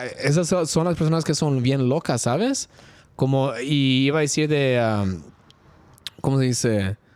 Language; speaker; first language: Spanish; early bilingual, heritage; Spanish